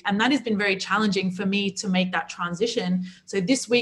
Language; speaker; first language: English; native; English